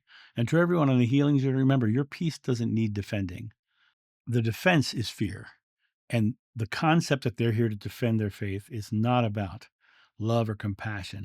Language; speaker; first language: English; native; English